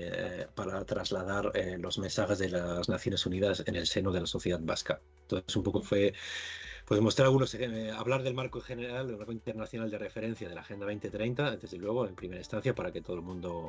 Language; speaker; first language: Spanish; native; Spanish